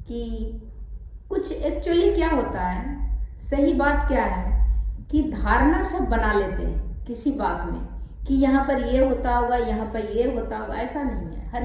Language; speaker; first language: Hindi; native; Hindi